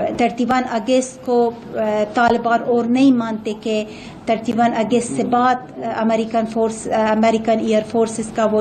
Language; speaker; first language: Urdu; non-native, fluent; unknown